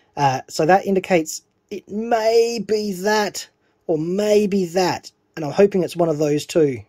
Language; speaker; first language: English; native; English